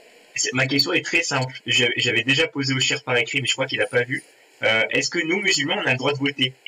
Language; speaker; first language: French; native; French